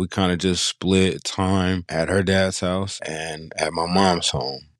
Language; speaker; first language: English; native; English